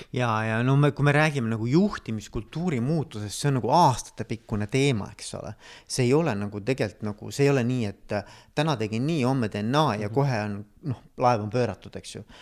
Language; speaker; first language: Estonian; native; Estonian